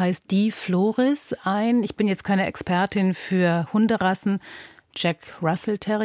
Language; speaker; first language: German; native; German